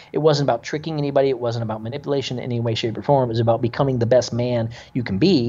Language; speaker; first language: English; native; English